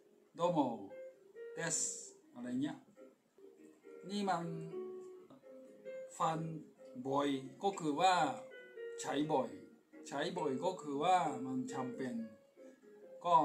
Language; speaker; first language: Thai; non-native, fluent; Japanese